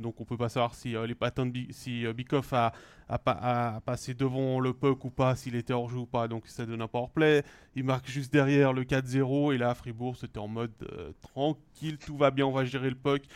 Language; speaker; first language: French; native; French